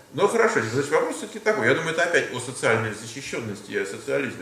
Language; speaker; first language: Russian; native; Russian